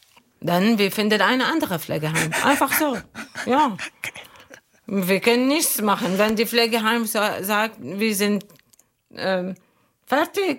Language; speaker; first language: German; non-native, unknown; Arabic